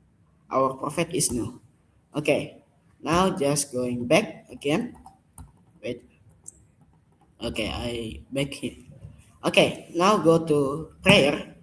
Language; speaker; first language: English; non-native, learner; Indonesian